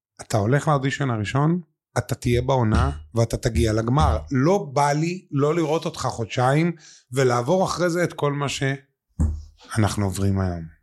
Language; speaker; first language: Hebrew; native; Hebrew